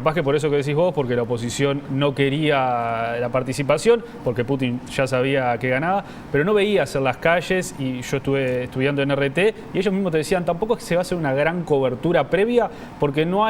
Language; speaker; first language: Spanish; native; Spanish